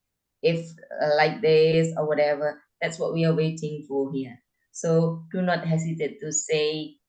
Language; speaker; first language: English; non-native, fluent; Indonesian